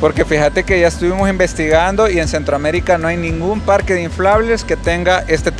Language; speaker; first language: Spanish; native; Spanish